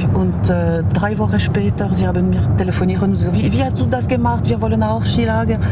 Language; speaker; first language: German; non-native, local second language; French